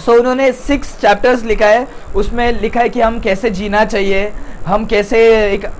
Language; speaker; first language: Hindi; non-native, local second language; Tamil